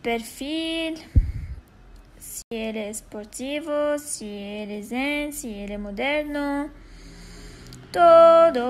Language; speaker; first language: Portuguese; non-native, learner; Arabic